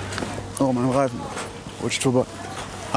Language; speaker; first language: German; native; German